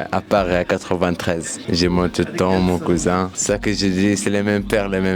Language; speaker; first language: French; non-native, local second language; Arabic